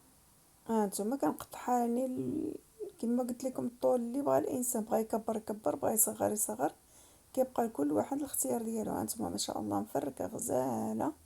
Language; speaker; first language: Arabic; native; Arabic